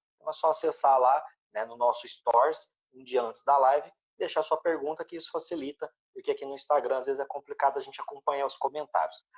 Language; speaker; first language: Portuguese; native; Portuguese